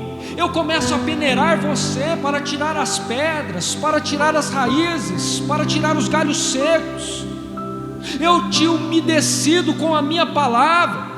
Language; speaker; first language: Portuguese; native; Portuguese